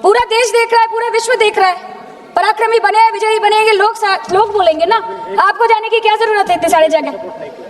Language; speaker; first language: Hindi; non-native, local second language; Bangla